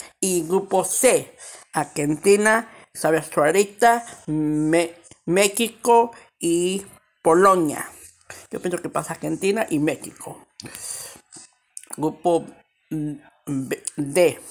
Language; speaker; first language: Spanish; early bilingual, heritage; Spanish